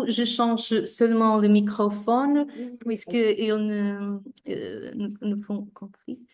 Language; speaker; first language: French; non-native, fluent; Portuguese